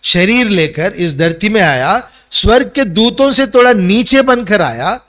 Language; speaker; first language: Hindi; non-native, local second language; Telugu